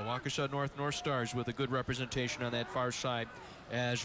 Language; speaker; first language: English; native; English